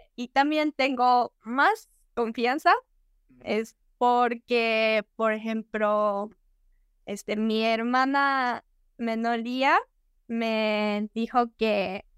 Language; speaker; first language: Spanish; non-native, learner; Japanese